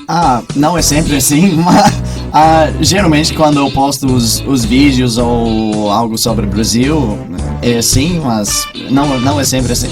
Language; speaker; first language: Portuguese; non-native, fluent; English